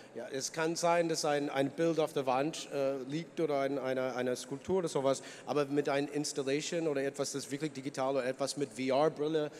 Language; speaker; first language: German; non-native, learner; English